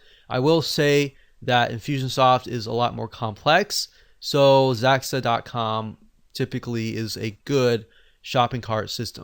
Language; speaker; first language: English; native; English